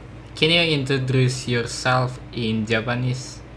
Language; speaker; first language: English; non-native, learner; Indonesian